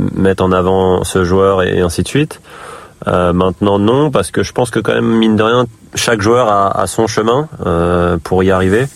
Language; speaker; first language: French; native; French